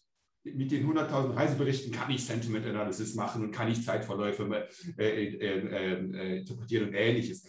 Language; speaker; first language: German; native; German